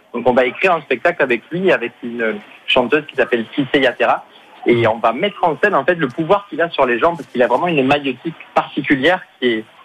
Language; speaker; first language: French; native; French